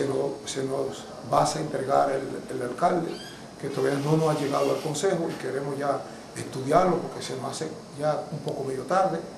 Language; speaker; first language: Spanish; native; Spanish